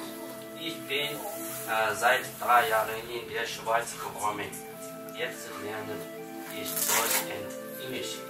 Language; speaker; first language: German; early bilingual, other home language; Tibetan